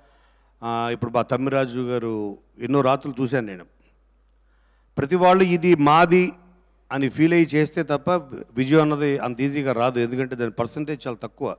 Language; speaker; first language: Telugu; native; Telugu